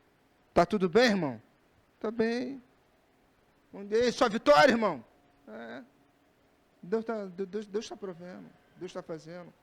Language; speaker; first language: Portuguese; native; Portuguese